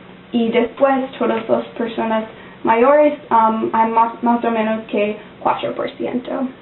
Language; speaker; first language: Spanish; non-native, learner; English